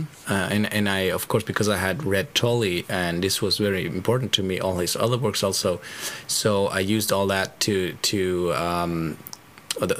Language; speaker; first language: English; non-native, fluent; German